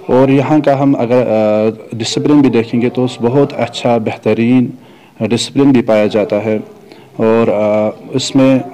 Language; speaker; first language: Urdu; non-native, local second language; Kashmiri